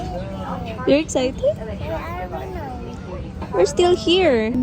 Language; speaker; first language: English; non-native, local second language; Filipino